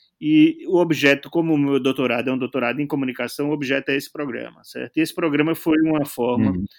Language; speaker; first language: Portuguese; native; Portuguese